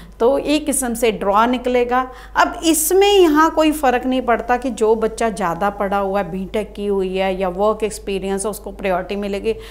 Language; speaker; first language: Hindi; non-native, local second language; Punjabi